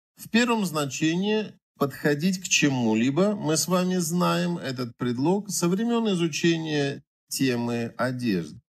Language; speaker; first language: Russian; native; Russian